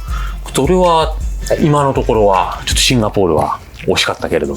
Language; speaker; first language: Japanese; native; Japanese